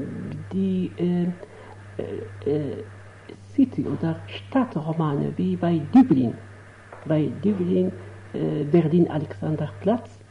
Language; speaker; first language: German; non-native, fluent; Arabic